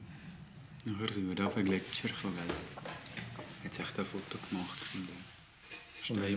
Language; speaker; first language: German; native; German